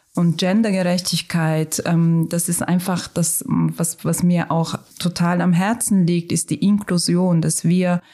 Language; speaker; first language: German; non-native, fluent; Turkish